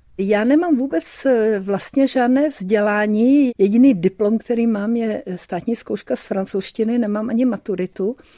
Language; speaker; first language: Czech; early bilingual, heritage; Czech